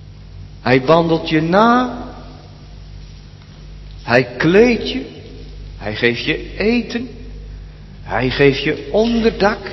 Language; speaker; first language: Dutch; native; Dutch